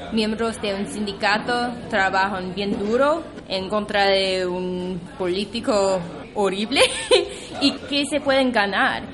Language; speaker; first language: Spanish; non-native, fluent; English